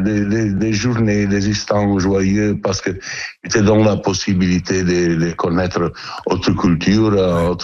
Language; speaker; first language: French; non-native, learner; Italian